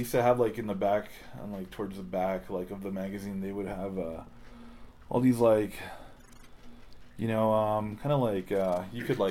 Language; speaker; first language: English; native; English